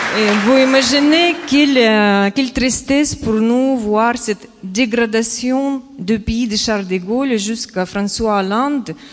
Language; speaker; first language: French; non-native, learner; Russian